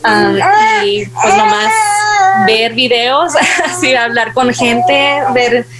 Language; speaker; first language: Spanish; early bilingual, heritage; Spanish